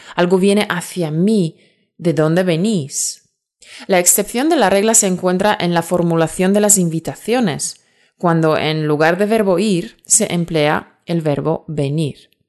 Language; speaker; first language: Spanish; non-native, fluent; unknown